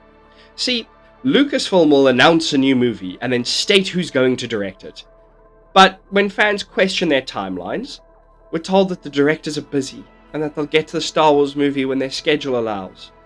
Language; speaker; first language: English; native; English